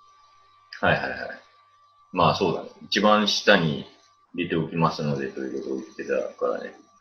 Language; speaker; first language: Japanese; native; Japanese